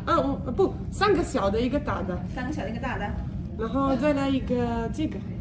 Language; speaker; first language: Chinese; non-native, fluent; Arabic